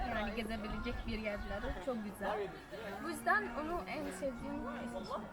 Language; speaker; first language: Turkish; non-native, fluent; Arabic